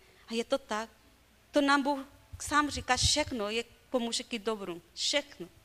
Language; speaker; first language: Czech; non-native, learner; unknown